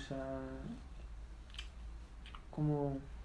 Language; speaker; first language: Spanish; non-native, learner; Berber languages